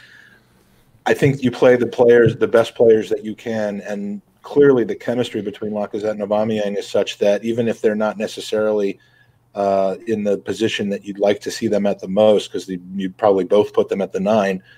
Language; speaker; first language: English; native; English